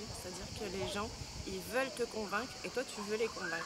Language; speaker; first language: French; native; French